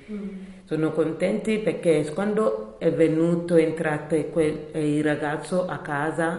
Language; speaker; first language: Italian; non-native, learner; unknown